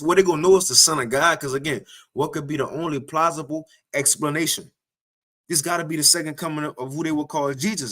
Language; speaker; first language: English; native; English